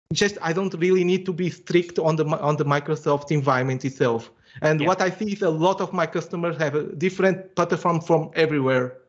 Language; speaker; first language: English; non-native, fluent; Portuguese